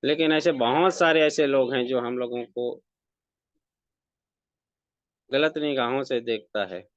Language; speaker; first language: Hindi; native; Hindi